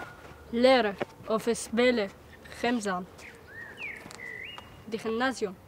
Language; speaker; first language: Dutch; early bilingual, other home language; Arabic